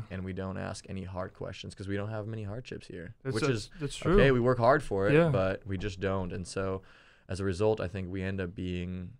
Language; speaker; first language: English; early bilingual, other home language; German